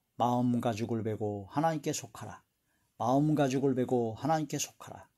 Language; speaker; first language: Korean; native; Korean